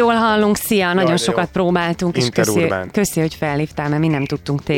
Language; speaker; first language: Hungarian; native; Hungarian